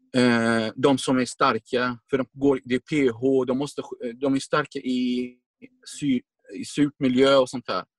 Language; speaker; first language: Swedish; non-native, fluent; Arabic